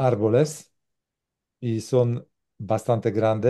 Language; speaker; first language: Spanish; non-native, learner; Polish